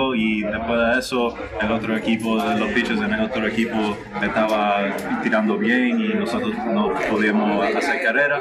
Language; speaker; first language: Spanish; early bilingual, heritage; English